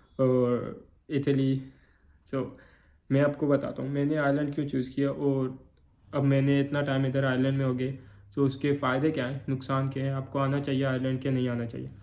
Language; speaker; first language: Urdu; non-native, local second language; Northern Hindko